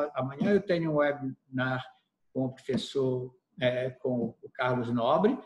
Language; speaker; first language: Portuguese; native; Portuguese